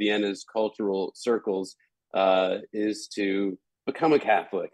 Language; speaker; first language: English; native; English